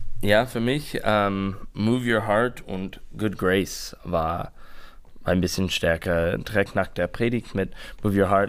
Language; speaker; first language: German; non-native, learner; English